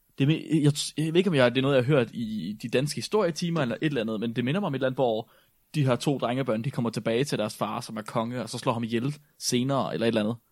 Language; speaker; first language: Danish; native; Danish